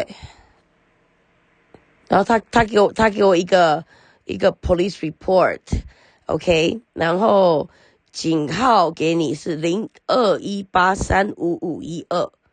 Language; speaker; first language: Chinese; early bilingual, heritage; Chinese